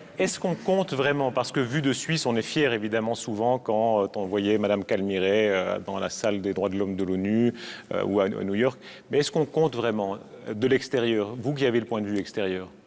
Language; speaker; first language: French; native; French